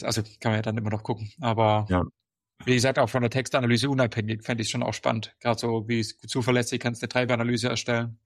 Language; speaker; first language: German; native; German